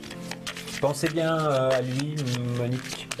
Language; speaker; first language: French; native; French